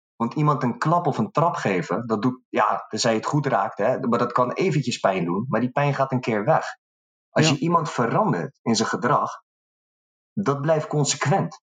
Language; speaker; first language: Dutch; early bilingual, other home language; Arabic